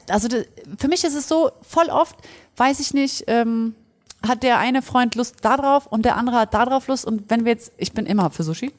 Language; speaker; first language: German; early bilingual, other home language; Polish